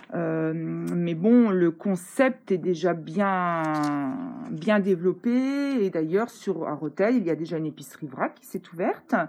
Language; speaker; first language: French; native; French